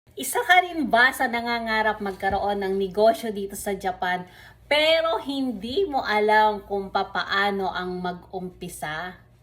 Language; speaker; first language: Filipino; non-native, local second language; Iloko